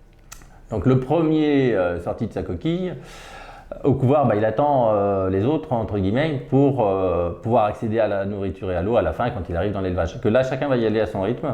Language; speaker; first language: French; native; French